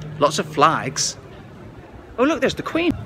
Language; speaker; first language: English; native; English